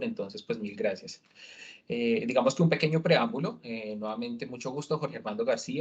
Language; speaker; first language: Spanish; native; Spanish